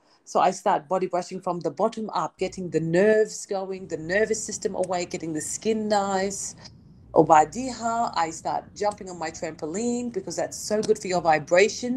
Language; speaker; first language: English; early bilingual, other home language; Arabic